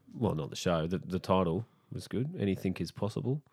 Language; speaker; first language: English; native; English